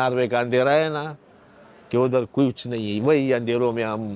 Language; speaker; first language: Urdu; non-native, fluent; Pashto